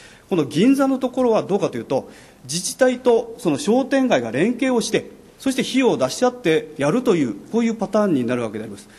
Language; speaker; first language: Japanese; native; Japanese